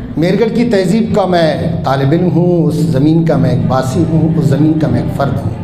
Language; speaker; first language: Urdu; non-native, local second language; Baluchi